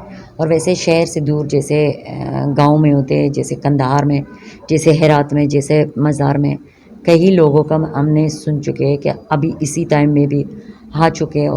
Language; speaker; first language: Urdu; non-native, local second language; Persian